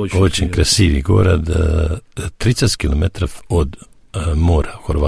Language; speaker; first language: Russian; non-native, learner; Serbian